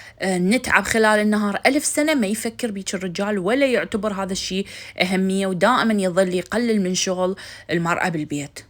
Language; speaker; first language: Arabic; native; Arabic